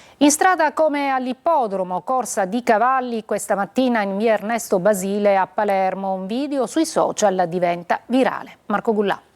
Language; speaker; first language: Italian; native; Italian